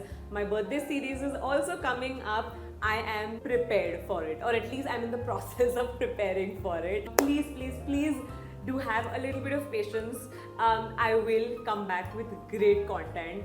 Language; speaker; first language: English; non-native, local second language; Hindi